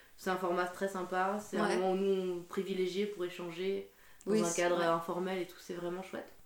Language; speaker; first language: French; native; French